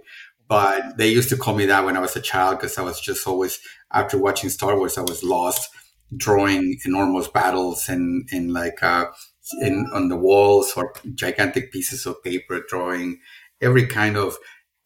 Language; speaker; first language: English; non-native, fluent; Spanish